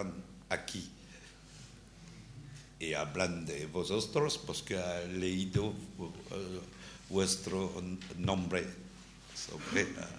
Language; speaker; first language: Spanish; non-native, learner; French